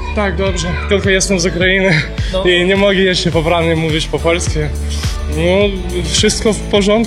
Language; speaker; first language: Polish; non-native, learner; Ukrainian